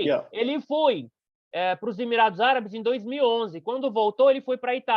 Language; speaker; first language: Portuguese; non-native, fluent; Arabic